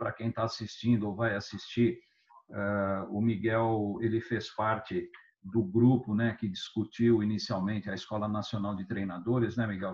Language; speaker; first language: Portuguese; native; Portuguese